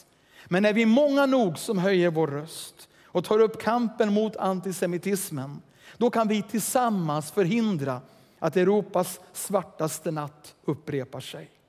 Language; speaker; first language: Swedish; native; Swedish